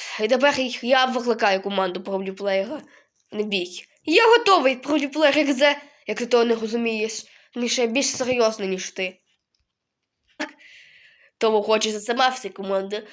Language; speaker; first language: Ukrainian; native; Ukrainian